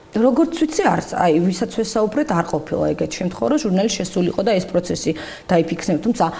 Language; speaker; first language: Georgian; native; Georgian